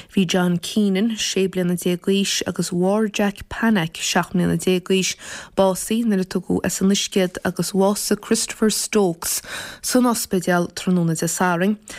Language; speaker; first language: Irish; native; Irish